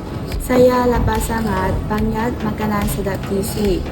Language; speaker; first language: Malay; non-native, learner; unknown